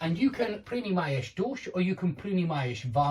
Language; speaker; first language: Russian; non-native, learner; English